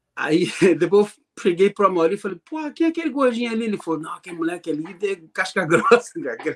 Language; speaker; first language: Portuguese; native; Portuguese